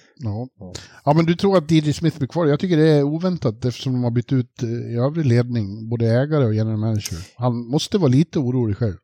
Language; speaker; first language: Swedish; native; Swedish